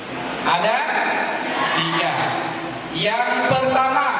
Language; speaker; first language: Indonesian; native; Indonesian